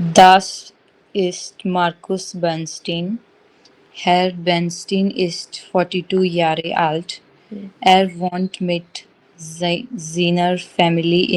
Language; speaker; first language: German; non-native, learner; Hindi